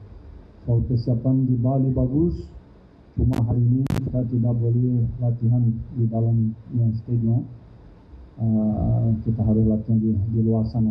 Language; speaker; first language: Indonesian; non-native, fluent; Thai